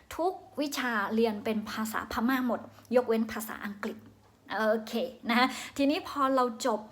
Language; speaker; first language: Thai; non-native, fluent; Shan